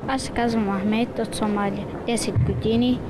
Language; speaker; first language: Bulgarian; non-native, learner; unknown